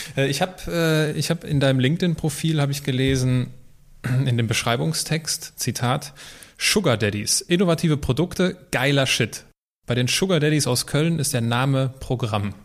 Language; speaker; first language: German; native; German